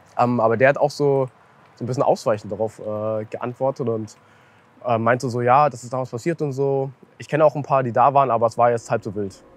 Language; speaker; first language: German; native; German